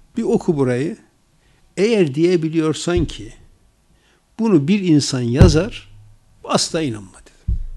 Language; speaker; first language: Turkish; native; Turkish